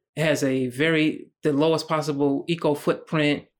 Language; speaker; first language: English; native; English